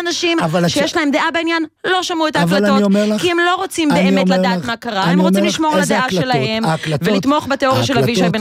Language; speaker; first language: Hebrew; native; Hebrew